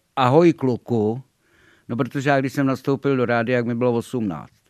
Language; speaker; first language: Czech; native; Czech